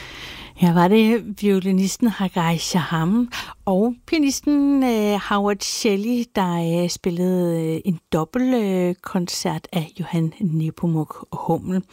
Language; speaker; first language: Danish; native; Danish